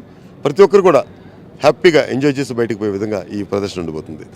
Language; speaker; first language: Telugu; native; Telugu